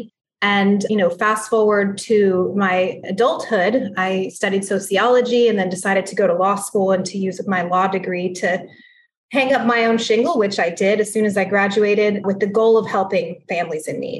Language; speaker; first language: English; early bilingual, other home language; Spanish